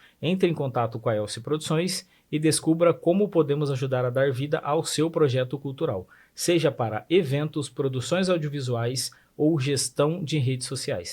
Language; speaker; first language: Portuguese; native; Portuguese